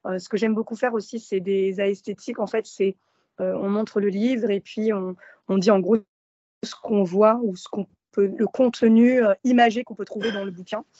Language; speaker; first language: French; early bilingual, other home language; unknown